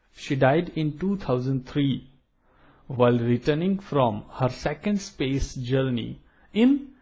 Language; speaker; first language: English; non-native, local second language; Gujarati